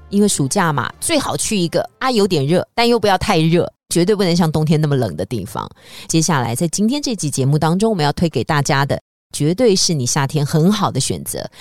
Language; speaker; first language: Chinese; native; Chinese